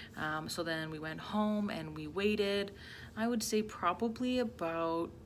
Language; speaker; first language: English; native; English